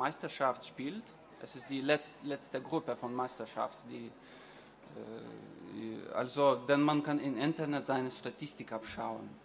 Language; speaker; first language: German; non-native, learner; Lithuanian